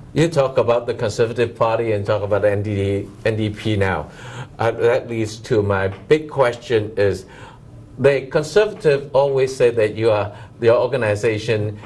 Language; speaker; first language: English; non-native, local second language; Cantonese